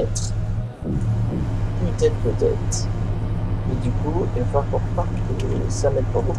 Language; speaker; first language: French; native; French